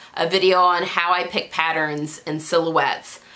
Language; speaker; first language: English; native; English